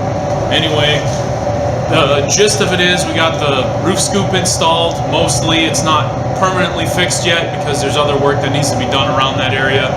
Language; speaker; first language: English; native; English